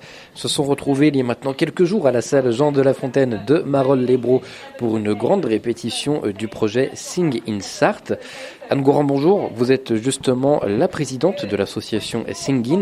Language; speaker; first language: French; native; French